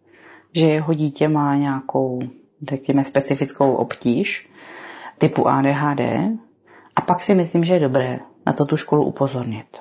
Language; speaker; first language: Czech; native; Czech